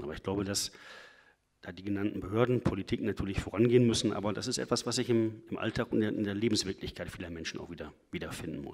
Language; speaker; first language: German; native; German